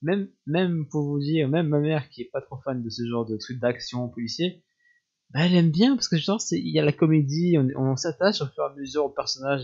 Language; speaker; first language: French; native; French